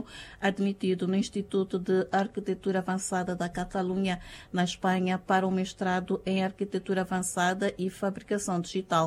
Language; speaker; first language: Portuguese; native; Portuguese